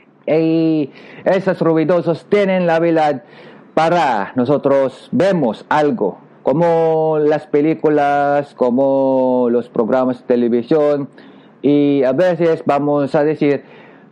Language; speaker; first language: Spanish; non-native, learner; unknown